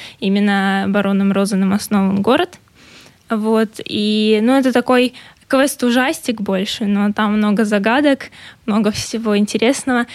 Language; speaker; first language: Russian; native; Russian